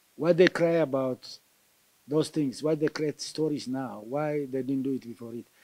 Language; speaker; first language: English; non-native, local second language; Amharic